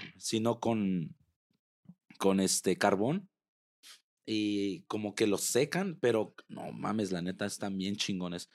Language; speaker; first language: Spanish; early bilingual, heritage; Spanish